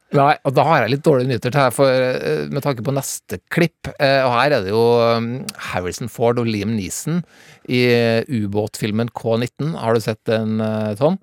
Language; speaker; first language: Norwegian; native; Norwegian